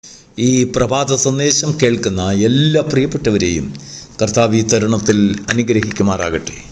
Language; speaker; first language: Malayalam; native; Malayalam